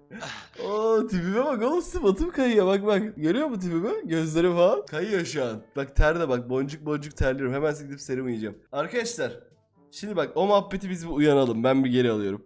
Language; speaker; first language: Turkish; native; Turkish